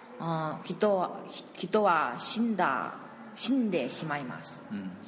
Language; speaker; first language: Japanese; non-native, learner; Chinese